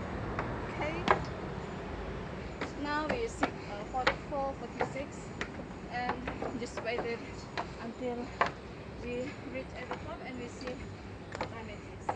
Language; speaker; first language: English; non-native, learner; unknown